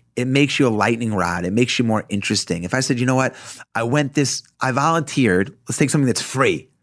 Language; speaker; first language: English; native; English